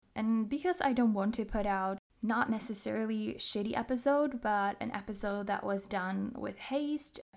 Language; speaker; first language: English; non-native, fluent; Czech